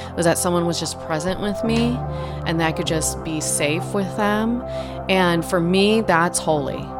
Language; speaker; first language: English; native; English